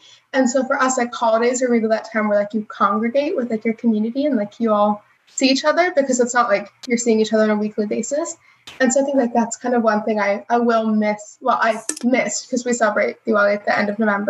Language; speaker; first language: English; native; English